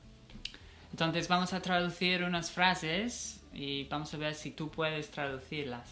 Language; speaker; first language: Spanish; non-native, fluent; English